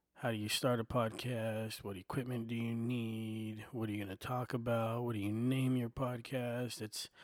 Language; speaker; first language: English; native; English